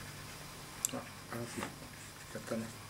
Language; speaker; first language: Japanese; native; Japanese